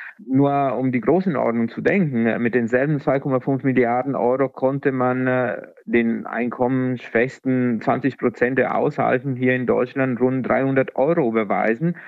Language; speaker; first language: German; non-native, fluent; Italian